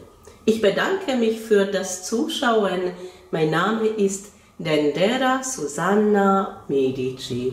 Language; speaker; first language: German; non-native, fluent; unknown